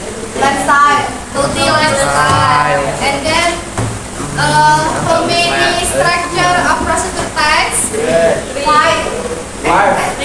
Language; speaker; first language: English; non-native, fluent; Indonesian